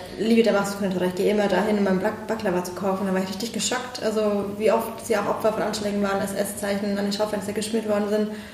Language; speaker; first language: German; early bilingual, other home language; Persian